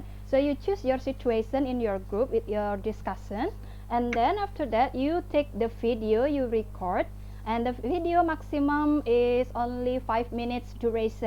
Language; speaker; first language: English; non-native, fluent; Indonesian